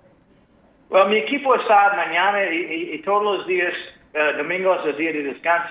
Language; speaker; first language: Spanish; non-native, fluent; English